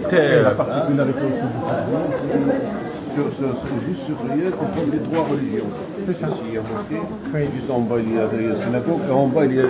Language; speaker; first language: French; non-native, local second language; Arabic